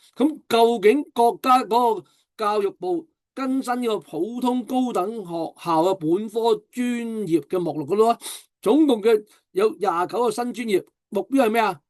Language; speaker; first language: Cantonese; native; Cantonese